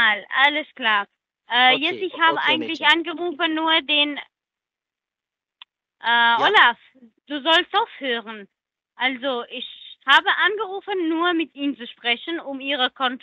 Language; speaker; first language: German; non-native, learner; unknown